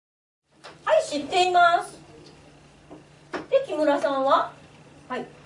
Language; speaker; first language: Japanese; non-native, fluent; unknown